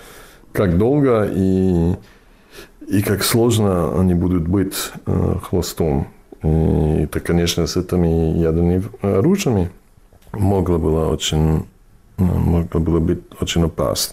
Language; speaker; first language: Russian; non-native, fluent; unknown